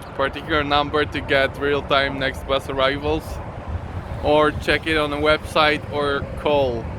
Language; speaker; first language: English; non-native, fluent; Polish